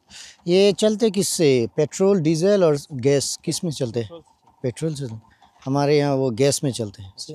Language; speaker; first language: Hindi; non-native, learner; Bangla